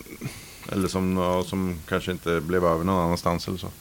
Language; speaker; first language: Swedish; native; Swedish